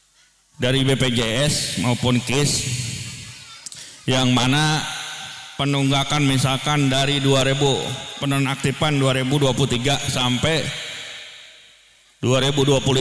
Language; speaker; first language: Indonesian; native; Indonesian